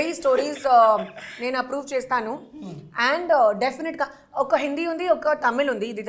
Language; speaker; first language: Telugu; non-native, learner; Hindi